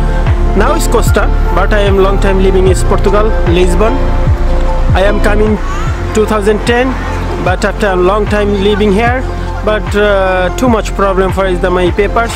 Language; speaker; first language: English; non-native, learner; Bangla